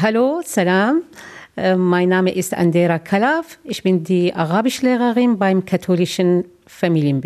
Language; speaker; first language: German; non-native, learner; Arabic